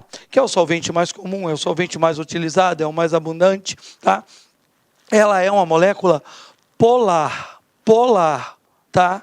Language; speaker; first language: Portuguese; native; Portuguese